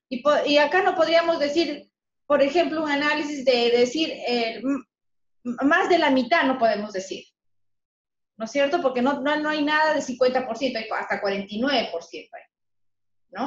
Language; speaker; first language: Spanish; native; Spanish